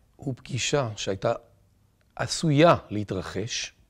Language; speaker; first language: Hebrew; native; Hebrew